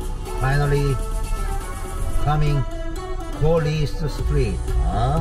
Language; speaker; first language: English; non-native, learner; Korean